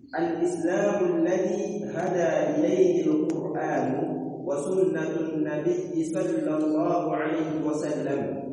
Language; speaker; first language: Arabic; non-native, fluent; Rundi